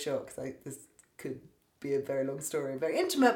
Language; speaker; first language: English; native; English